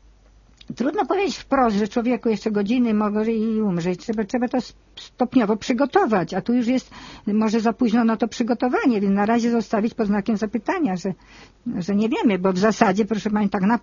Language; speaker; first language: Polish; native; Polish